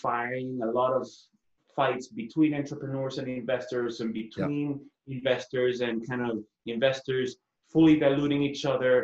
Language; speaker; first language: English; non-native, fluent; Spanish